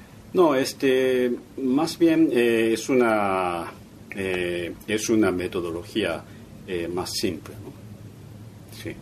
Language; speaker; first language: Spanish; non-native, fluent; Japanese